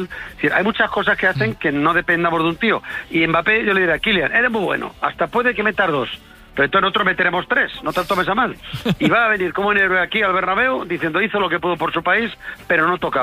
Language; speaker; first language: Spanish; native; Spanish